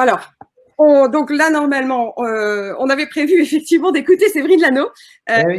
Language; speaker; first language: French; native; French